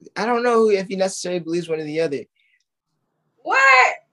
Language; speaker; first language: English; native; English